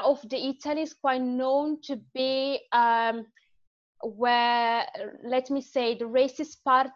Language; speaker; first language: English; non-native, fluent; Italian